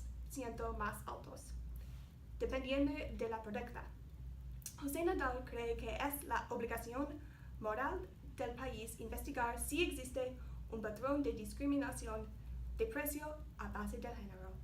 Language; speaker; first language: Spanish; non-native, learner; English